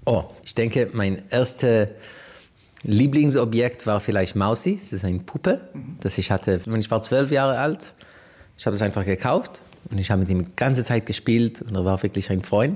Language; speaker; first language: German; non-native, learner; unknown